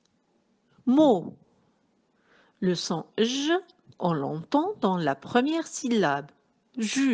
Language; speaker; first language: French; non-native, local second language; Arabic